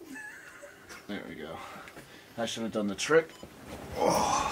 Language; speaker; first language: English; native; English